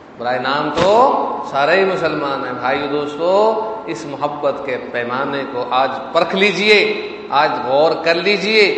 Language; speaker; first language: Urdu; native; Urdu